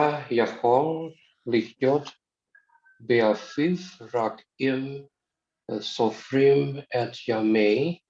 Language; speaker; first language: Hebrew; non-native, learner; Indonesian